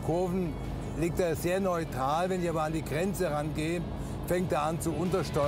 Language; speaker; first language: German; native; German